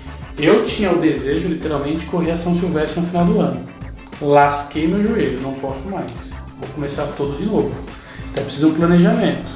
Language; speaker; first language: Portuguese; native; Portuguese